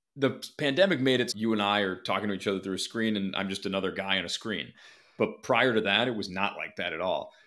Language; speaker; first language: English; native; English